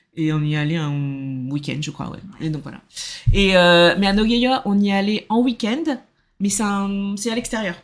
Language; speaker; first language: French; native; French